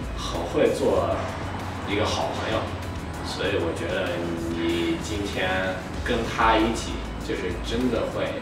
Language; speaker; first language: Chinese; non-native, learner; English